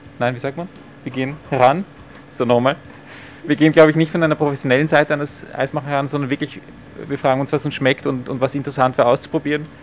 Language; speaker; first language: German; non-native, fluent; Italian